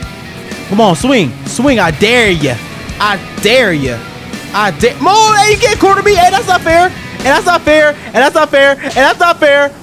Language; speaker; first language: English; native; English